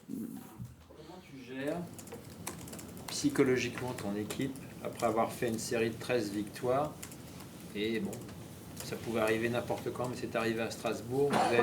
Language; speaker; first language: French; native; French